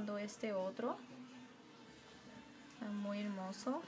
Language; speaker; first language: Spanish; early bilingual, heritage; Spanish